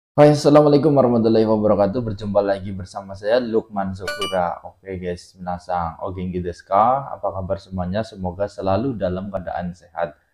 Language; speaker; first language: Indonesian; native; Indonesian